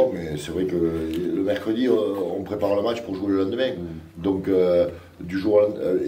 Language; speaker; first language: French; native; French